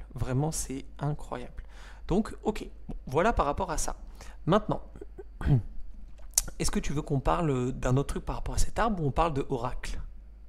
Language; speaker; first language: French; native; French